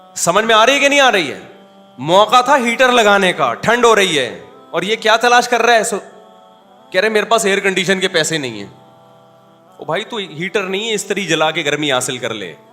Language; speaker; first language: Urdu; native; Urdu